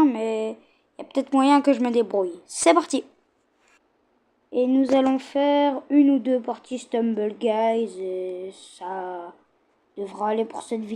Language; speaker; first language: French; native; French